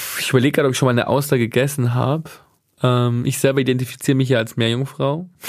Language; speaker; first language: German; native; German